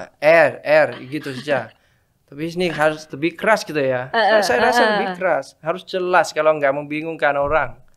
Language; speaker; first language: Indonesian; non-native, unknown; Vietnamese